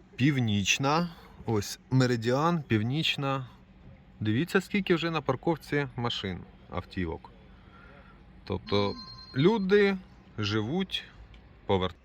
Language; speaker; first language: Ukrainian; non-native, local second language; Russian